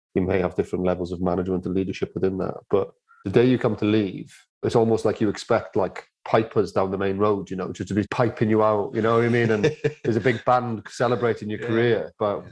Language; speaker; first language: English; native; English